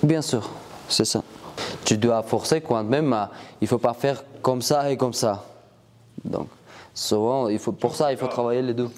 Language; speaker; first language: French; non-native, learner; Georgian